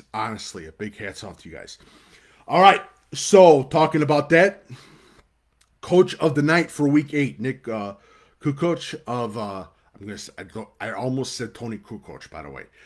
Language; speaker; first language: English; native; English